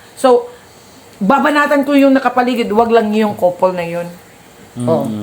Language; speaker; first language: Filipino; non-native, local second language; Cebuano